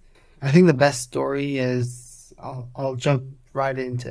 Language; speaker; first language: English; non-native, fluent; Hebrew